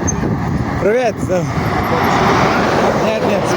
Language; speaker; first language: Russian; non-native, learner; Uzbek